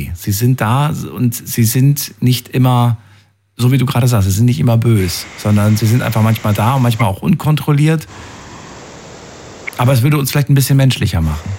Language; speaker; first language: German; native; German